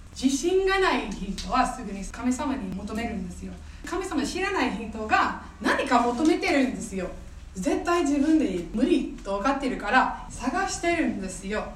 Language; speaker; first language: Japanese; non-native, fluent; English